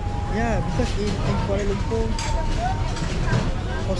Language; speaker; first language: English; non-native, learner; Malay